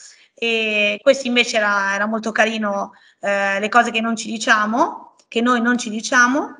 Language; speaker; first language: Italian; native; Italian